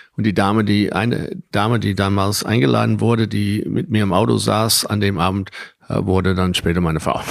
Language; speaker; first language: German; non-native, fluent; English